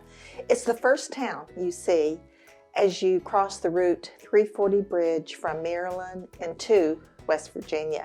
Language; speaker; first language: English; native; English